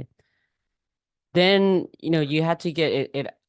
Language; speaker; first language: English; native; English